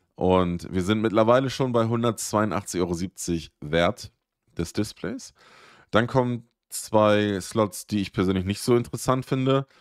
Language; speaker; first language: German; native; German